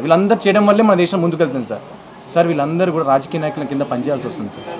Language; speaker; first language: Telugu; native; Telugu